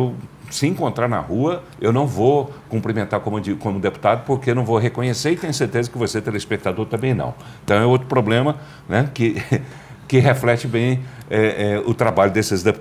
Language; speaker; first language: Portuguese; native; Portuguese